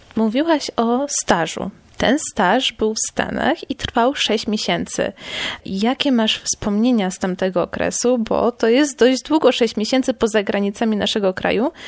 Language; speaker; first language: Polish; native; Polish